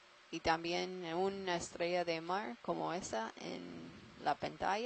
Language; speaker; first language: Spanish; non-native, learner; English